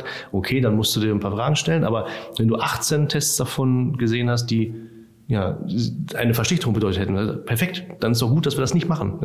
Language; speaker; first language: German; native; German